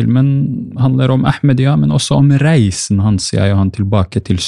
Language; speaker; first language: Norwegian; early bilingual, other home language; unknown